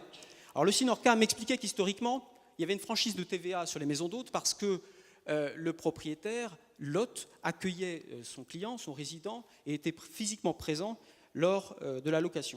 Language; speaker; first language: French; native; French